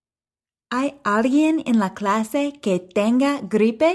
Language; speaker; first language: Spanish; non-native, fluent; English